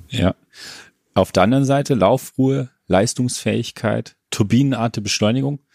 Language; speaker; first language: German; native; German